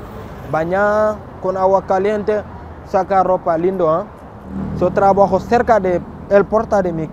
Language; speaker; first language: Spanish; non-native, learner; Wolof